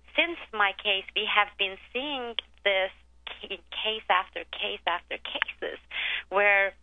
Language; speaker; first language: English; non-native, fluent; Turkish